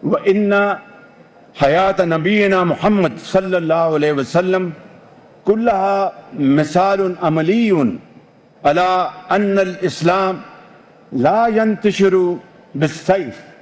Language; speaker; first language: Arabic; non-native, learner; Urdu